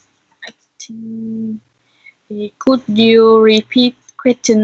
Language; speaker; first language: English; non-native, learner; Vietnamese